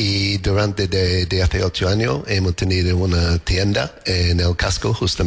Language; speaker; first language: Spanish; non-native, learner; English